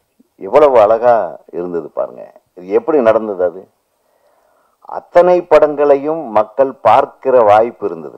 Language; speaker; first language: Tamil; native; Tamil